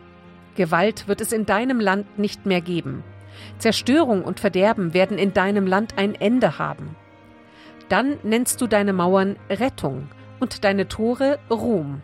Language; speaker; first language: German; native; German